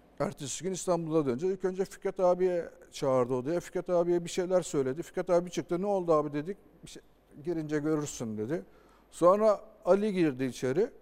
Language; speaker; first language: Turkish; native; Turkish